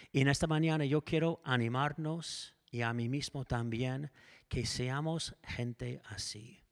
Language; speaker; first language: Spanish; non-native, fluent; English